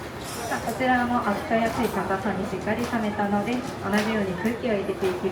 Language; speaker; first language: Japanese; native; Japanese